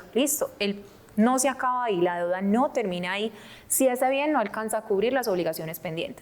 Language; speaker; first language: Spanish; native; Spanish